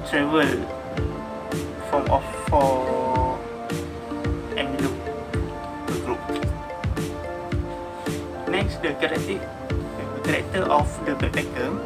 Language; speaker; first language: English; non-native, learner; Malay